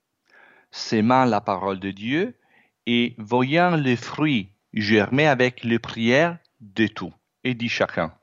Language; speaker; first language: French; non-native, fluent; Italian